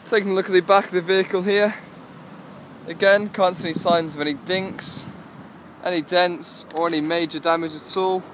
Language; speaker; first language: English; native; English